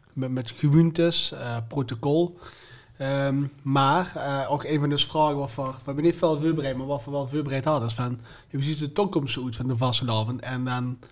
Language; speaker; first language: Dutch; native; Dutch